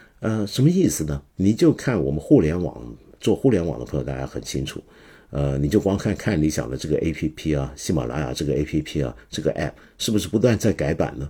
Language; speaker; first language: Chinese; non-native, local second language; Cantonese